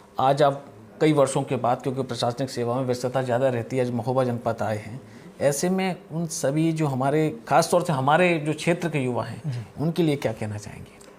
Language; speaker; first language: Hindi; native; Hindi